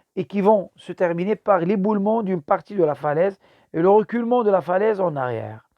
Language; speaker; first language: French; non-native, local second language; Arabic